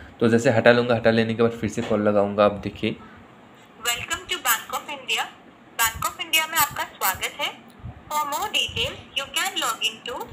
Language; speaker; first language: Hindi; native; Hindi